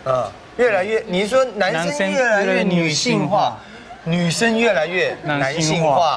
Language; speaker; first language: Chinese; native; Chinese